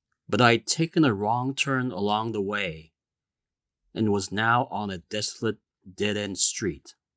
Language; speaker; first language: English; non-native, fluent; Korean